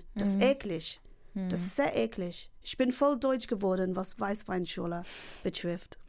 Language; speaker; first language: German; non-native, fluent; English